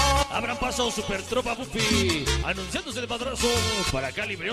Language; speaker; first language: Spanish; native; Spanish